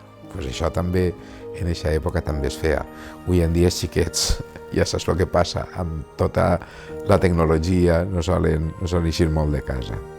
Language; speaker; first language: Catalan; native; Catalan